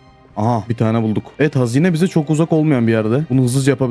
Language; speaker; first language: Turkish; native; Turkish